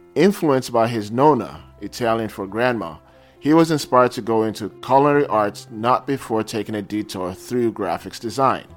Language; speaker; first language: English; native; English